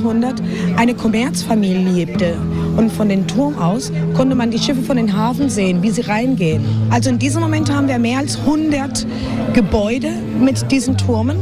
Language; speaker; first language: German; non-native, fluent; Spanish